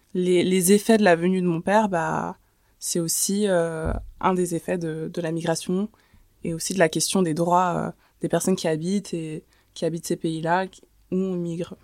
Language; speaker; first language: French; early bilingual, other home language; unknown